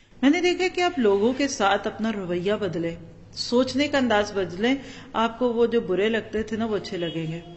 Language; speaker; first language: Urdu; non-native, local second language; Punjabi